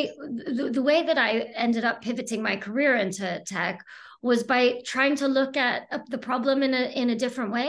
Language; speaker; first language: English; native; English